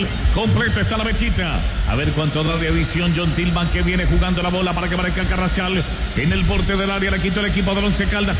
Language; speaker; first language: Spanish; native; Spanish